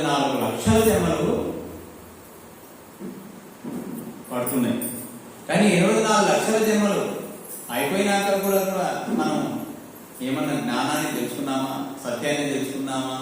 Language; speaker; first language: Telugu; native; Telugu